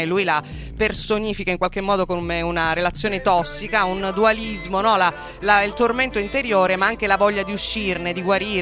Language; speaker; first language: Italian; native; Italian